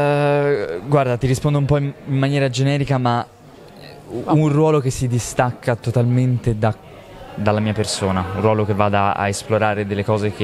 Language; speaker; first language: Italian; native; Italian